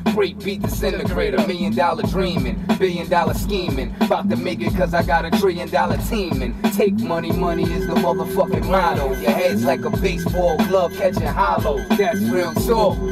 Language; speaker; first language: English; native; English